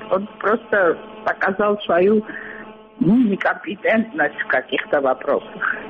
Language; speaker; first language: Russian; non-native, local second language; Georgian